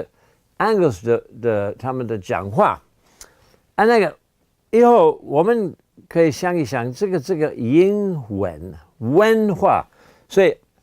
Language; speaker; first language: Chinese; non-native, fluent; English